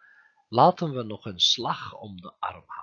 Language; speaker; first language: Dutch; non-native, fluent; Turkish